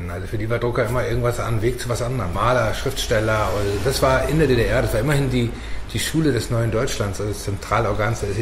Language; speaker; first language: German; native; German